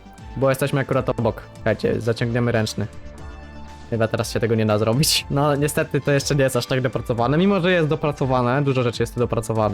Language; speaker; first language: Polish; native; Polish